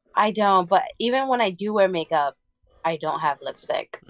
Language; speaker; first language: English; early bilingual, other home language; Spanish